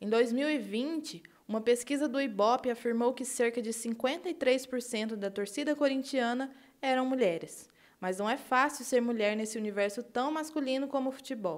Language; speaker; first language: Portuguese; native; Portuguese